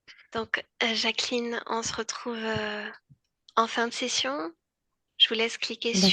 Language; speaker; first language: French; native; French